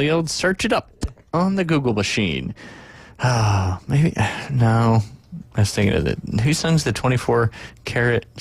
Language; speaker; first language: English; native; English